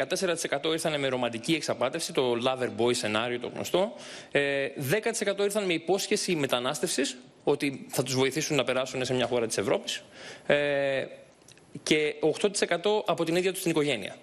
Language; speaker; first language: Greek; native; Greek